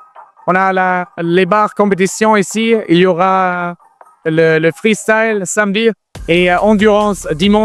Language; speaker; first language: French; non-native, fluent; German